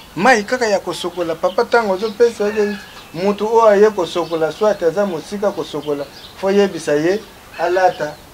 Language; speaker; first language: Lingala; non-native, local second language; Kongo